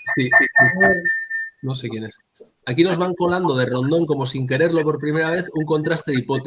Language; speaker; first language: Spanish; native; Spanish